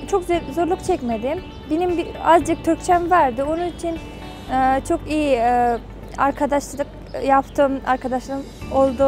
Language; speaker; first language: Turkish; non-native, fluent; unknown